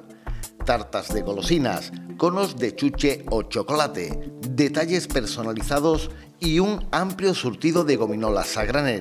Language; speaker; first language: Spanish; native; Spanish